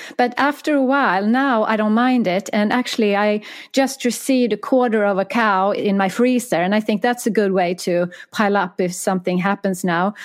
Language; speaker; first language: English; non-native, fluent; Swedish